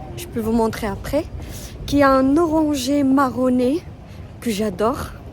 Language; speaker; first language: French; non-native, local second language; Arabic